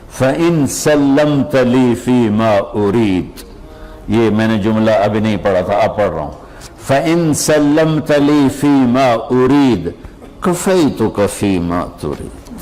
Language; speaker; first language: Urdu; non-native, local second language; Punjabi